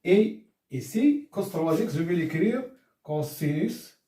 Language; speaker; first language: French; non-native, local second language; Arabic